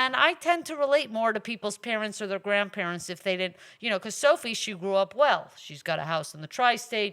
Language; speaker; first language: English; native; English